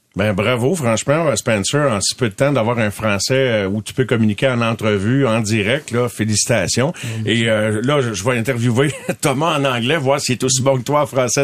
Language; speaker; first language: French; native; French